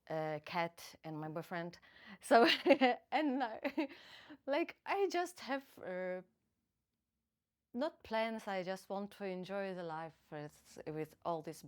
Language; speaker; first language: English; non-native, fluent; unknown